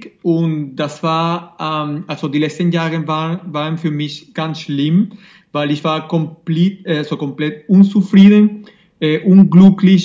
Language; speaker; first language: German; non-native, fluent; Spanish